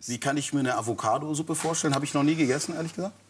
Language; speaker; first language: German; native; German